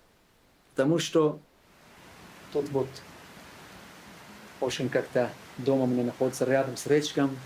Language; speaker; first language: Russian; non-native, local second language; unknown